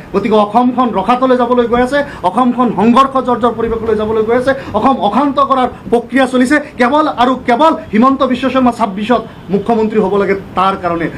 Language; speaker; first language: Assamese; non-native, local second language; Bangla